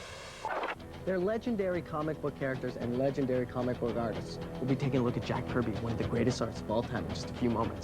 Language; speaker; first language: English; native; English